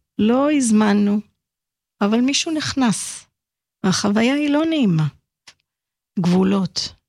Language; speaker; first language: Hebrew; early bilingual, other home language; English